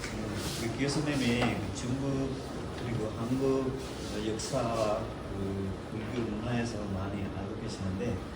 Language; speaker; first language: Korean; non-native, fluent; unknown